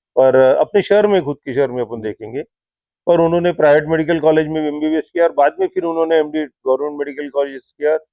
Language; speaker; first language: Hindi; non-native, local second language; Marathi